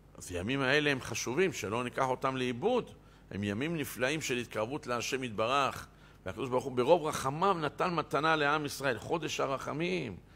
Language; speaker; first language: Hebrew; native; Hebrew